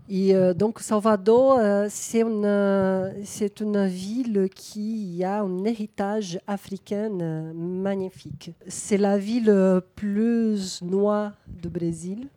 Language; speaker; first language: French; non-native, fluent; Portuguese